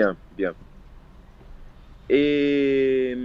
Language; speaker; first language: French; non-native, fluent; Portuguese